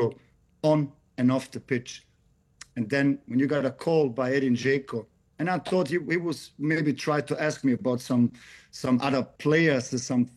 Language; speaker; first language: English; non-native, fluent; German